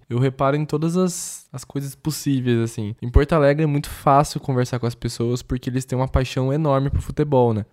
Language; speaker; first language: Portuguese; native; Portuguese